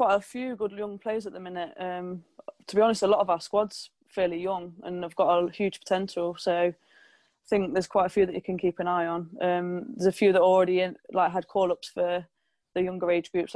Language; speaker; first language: English; native; English